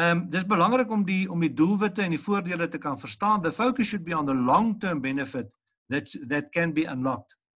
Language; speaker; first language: English; non-native, local second language; Afrikaans